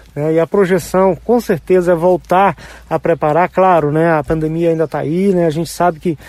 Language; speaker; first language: Portuguese; native; Portuguese